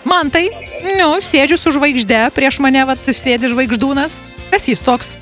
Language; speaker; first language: Lithuanian; native; Lithuanian